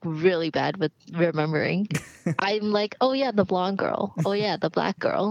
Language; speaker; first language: English; non-native, local second language; Cantonese